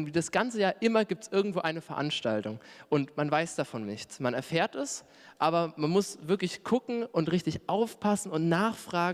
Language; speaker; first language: German; native; German